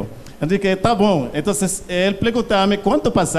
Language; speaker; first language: Portuguese; non-native, learner; Haitian Creole